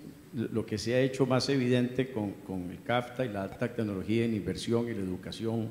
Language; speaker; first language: Spanish; native; Spanish